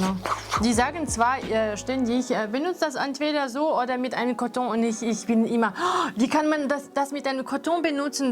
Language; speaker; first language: German; non-native, fluent; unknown